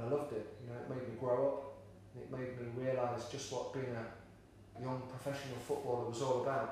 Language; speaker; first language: English; native; English